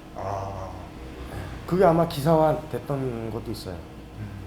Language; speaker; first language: Korean; native; Korean